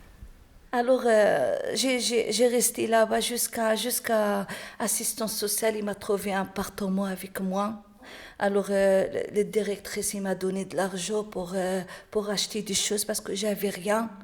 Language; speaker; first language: French; non-native, learner; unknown